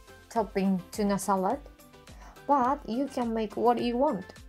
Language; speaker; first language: English; non-native, learner; Japanese